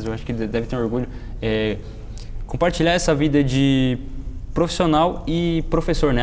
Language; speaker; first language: Portuguese; native; Portuguese